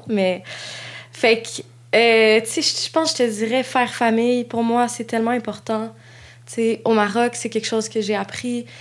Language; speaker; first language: French; native; French